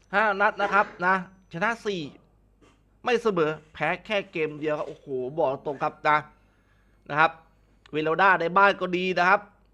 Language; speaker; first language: Thai; native; Thai